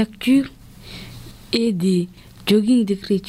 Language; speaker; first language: French; early bilingual, other home language; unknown